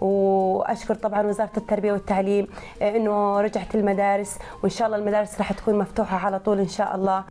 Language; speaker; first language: Arabic; native; Arabic